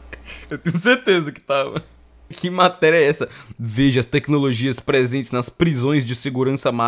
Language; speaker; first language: Portuguese; native; Portuguese